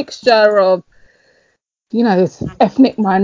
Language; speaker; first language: English; native; English